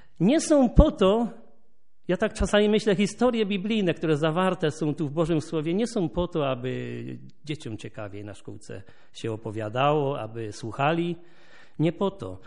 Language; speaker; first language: Polish; native; Polish